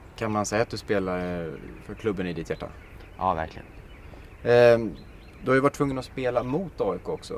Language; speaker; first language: Swedish; native; Swedish